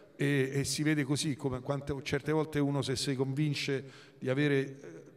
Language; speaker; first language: Italian; native; Italian